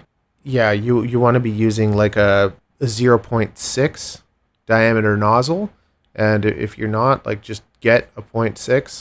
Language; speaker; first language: English; native; English